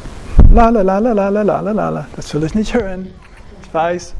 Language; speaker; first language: German; non-native, fluent; English